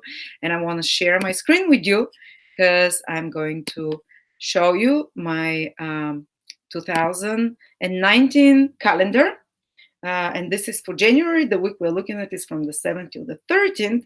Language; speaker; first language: English; non-native, fluent; Bulgarian